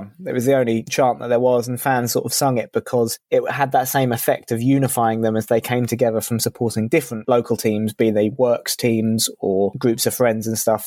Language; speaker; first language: English; native; English